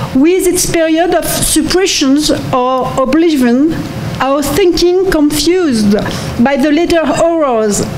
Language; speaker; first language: English; non-native, fluent; French